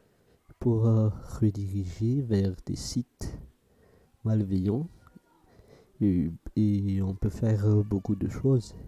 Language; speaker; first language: French; non-native, fluent; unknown